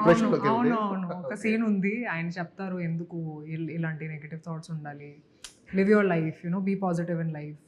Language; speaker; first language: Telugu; non-native, fluent; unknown